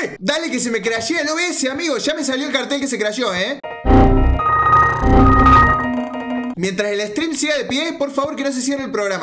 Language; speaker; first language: Spanish; native; Spanish